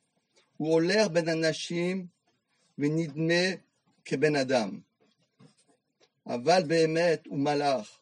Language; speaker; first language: Hebrew; non-native, fluent; French